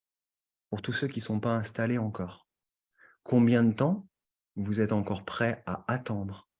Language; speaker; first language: French; native; French